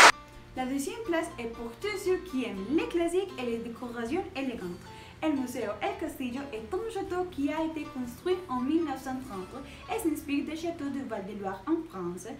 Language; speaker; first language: French; non-native, learner; Spanish